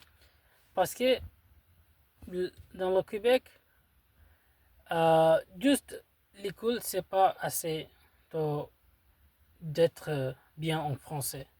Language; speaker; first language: French; non-native, learner; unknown